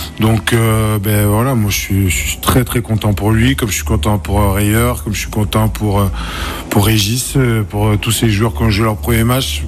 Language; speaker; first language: French; native; French